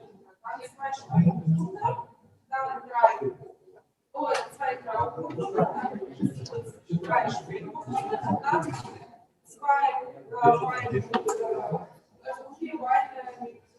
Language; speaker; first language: German; non-native, fluent; Russian